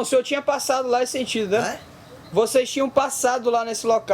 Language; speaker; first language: Portuguese; native; Portuguese